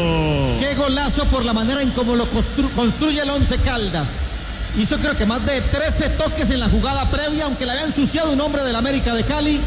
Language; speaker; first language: Spanish; native; Spanish